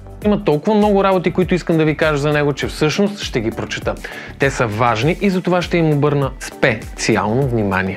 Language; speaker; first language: Bulgarian; native; Bulgarian